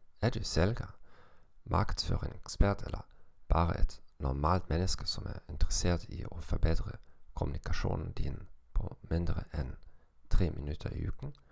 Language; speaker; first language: Norwegian; non-native, fluent; German